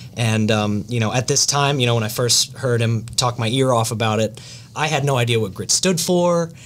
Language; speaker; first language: English; native; English